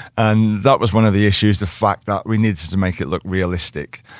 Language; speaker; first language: English; native; English